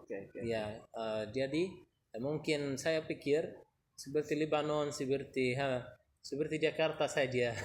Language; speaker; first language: Indonesian; non-native, learner; Arabic